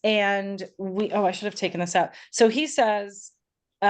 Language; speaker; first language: English; native; English